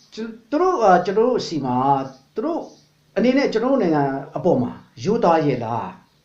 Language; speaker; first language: Burmese; non-native, local second language; Hakha Chin